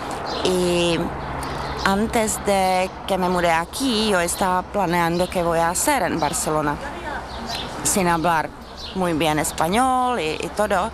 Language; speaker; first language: Spanish; non-native, fluent; Czech